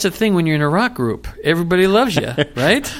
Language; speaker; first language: English; native; English